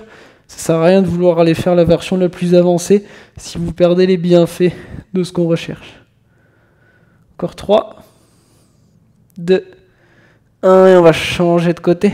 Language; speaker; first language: French; native; French